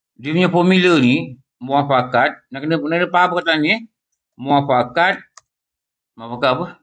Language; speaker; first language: Malay; native; Malay